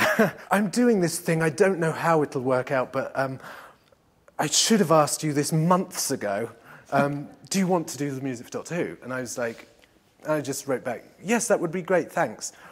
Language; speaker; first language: English; native; English